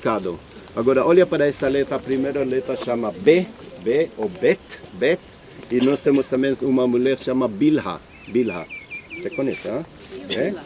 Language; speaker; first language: Portuguese; non-native, learner; Hebrew